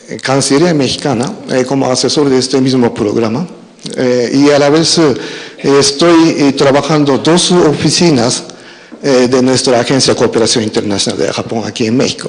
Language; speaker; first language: Spanish; non-native, fluent; Japanese